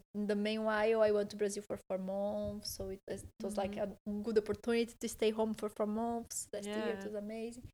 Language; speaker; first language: English; non-native, fluent; Portuguese